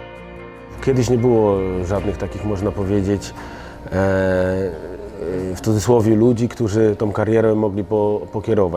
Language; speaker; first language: Polish; native; Polish